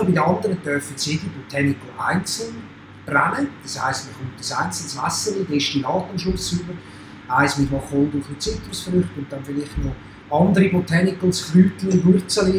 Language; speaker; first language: German; native; German